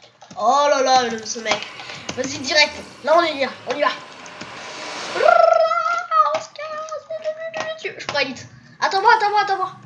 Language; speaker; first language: French; native; French